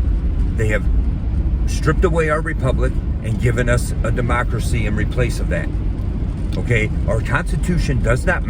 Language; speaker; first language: English; native; English